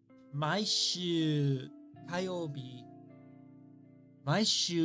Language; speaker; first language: Japanese; non-native, learner; English